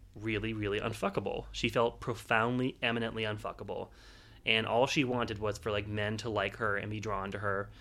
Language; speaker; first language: English; native; English